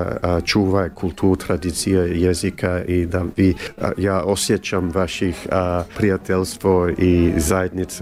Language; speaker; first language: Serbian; early bilingual, heritage; Croatian